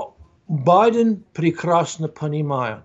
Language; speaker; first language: Ukrainian; non-native, fluent; English